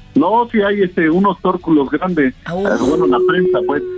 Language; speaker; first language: Spanish; non-native, local second language; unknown